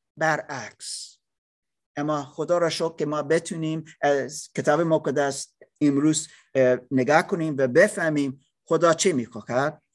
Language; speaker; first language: Persian; non-native, learner; English